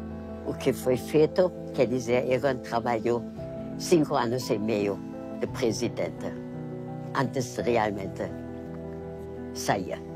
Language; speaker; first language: Portuguese; non-native, fluent; German